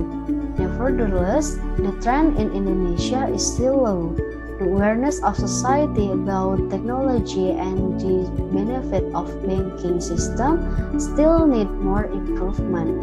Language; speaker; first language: English; non-native, learner; Indonesian